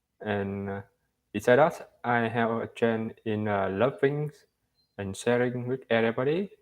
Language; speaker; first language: English; non-native, learner; Vietnamese